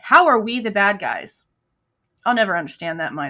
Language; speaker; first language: English; native; English